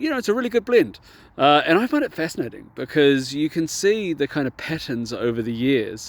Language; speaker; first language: English; native; English